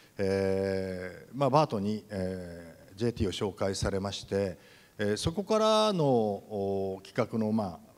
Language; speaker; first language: Japanese; native; Japanese